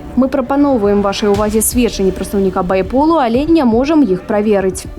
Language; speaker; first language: Belarusian; native; Belarusian